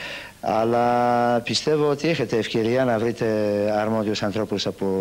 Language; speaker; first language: Greek; non-native, learner; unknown